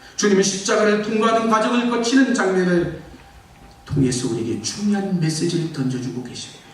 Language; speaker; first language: Korean; native; Korean